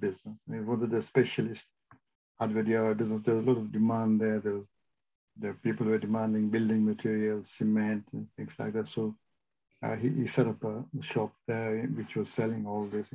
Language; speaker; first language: English; non-native, local second language; Gujarati